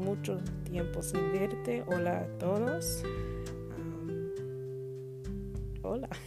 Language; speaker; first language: Spanish; non-native, learner; English